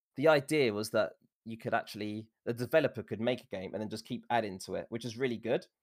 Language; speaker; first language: English; native; English